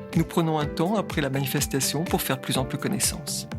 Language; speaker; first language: French; native; French